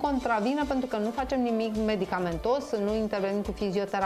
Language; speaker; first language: Romanian; native; Romanian